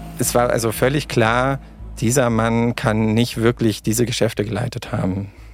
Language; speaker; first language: German; native; German